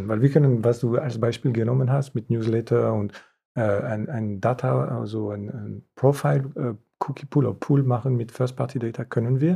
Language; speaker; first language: German; non-native, fluent; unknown